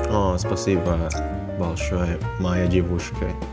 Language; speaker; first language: Russian; non-native, learner; Indonesian